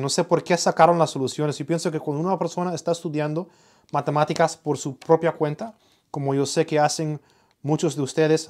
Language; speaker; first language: Spanish; early bilingual, heritage; Spanish